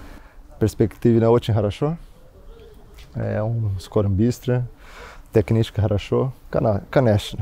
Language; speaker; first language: Russian; non-native, learner; Portuguese